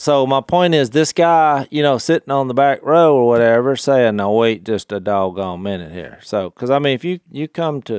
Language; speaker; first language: English; native; English